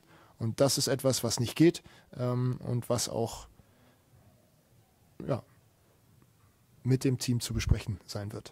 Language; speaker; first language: German; native; German